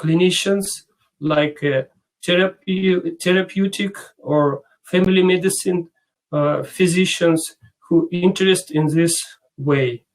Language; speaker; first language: English; non-native, learner; Russian